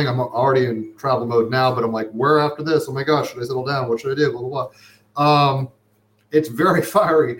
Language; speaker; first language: English; native; English